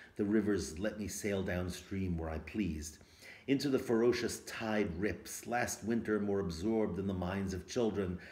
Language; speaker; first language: English; native; English